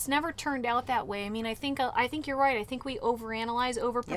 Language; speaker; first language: English; native; English